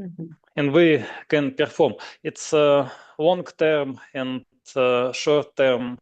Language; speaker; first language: English; non-native, learner; Russian